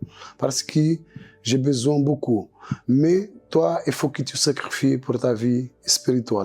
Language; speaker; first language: French; non-native, local second language; Portuguese